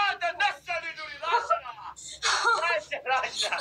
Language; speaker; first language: English; non-native, learner; Pashto